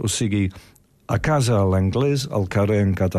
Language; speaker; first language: Catalan; non-native, fluent; English